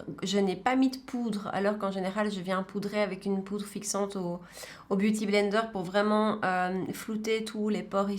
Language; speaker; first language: French; native; French